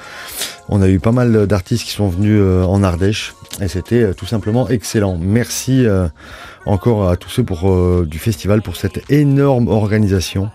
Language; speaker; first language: French; native; French